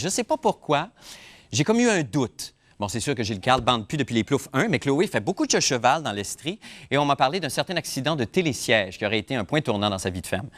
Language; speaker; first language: French; native; French